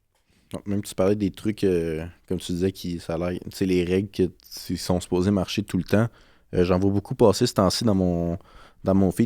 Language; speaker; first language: French; native; French